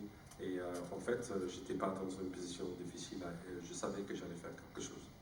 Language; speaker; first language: French; non-native, fluent; English